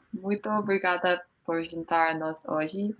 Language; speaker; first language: Portuguese; non-native, learner; English